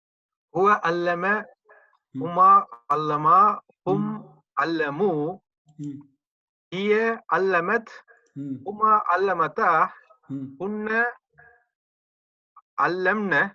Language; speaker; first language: Arabic; non-native, learner; Tamil